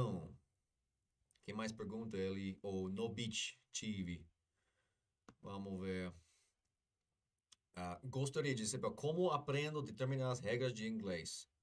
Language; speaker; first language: Portuguese; non-native, fluent; English